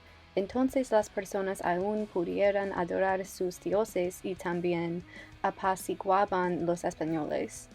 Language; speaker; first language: Spanish; non-native, learner; English